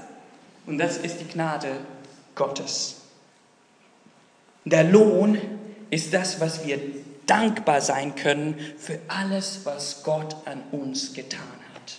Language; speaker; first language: German; non-native, fluent; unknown